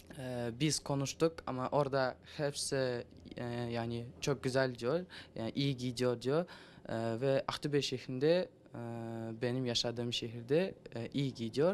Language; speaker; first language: Turkish; non-native, learner; Kazakh